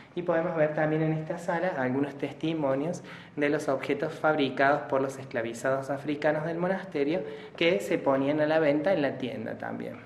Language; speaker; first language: Spanish; native; Spanish